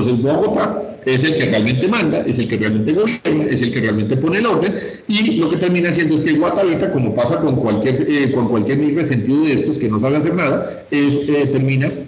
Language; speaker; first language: Spanish; native; Spanish